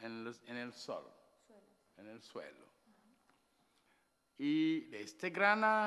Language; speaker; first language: Spanish; non-native, learner; Wolof